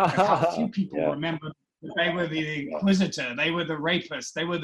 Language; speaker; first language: English; native; English